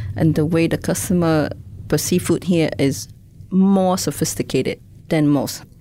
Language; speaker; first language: English; non-native, fluent; Vietnamese